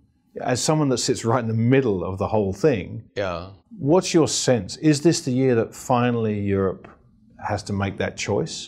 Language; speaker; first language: English; native; English